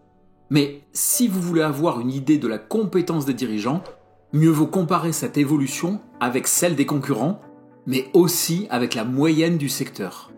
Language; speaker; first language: French; native; French